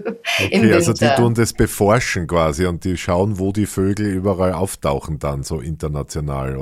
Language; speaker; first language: German; native; German